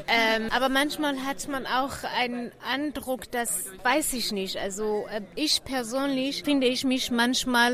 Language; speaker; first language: German; non-native, fluent; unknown